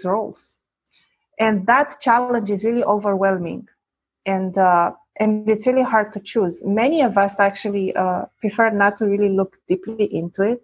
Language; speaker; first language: English; non-native, fluent; Romanian